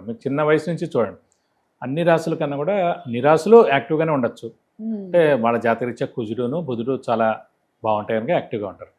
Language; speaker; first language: Telugu; native; Telugu